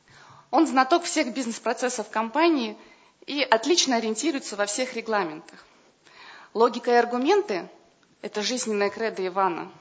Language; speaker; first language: Russian; native; Russian